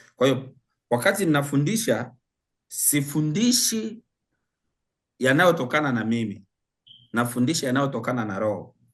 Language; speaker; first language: Swahili; native; Swahili